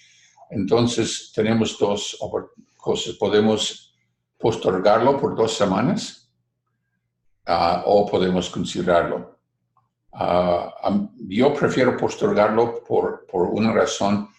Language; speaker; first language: Spanish; non-native, fluent; English